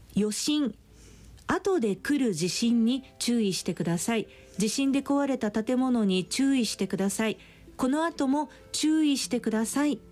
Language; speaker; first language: Japanese; native; Japanese